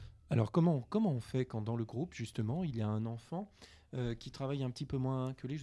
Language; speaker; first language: French; native; French